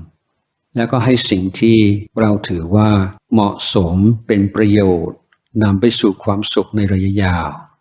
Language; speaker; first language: Thai; non-native, fluent; English